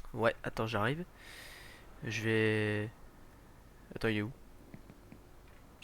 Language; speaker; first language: French; native; French